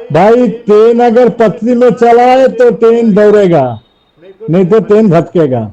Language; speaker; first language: Hindi; non-native, local second language; Bangla